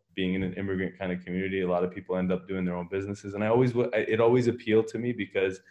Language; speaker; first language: English; native; English